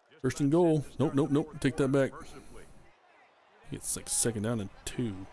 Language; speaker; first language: English; native; English